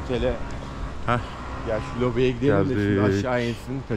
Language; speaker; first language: Turkish; native; Turkish